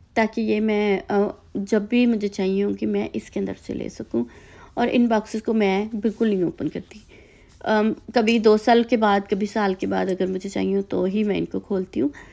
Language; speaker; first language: Urdu; native; Urdu